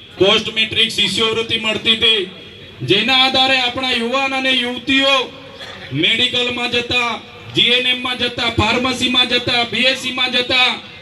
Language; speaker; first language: Gujarati; non-native, local second language; Vasavi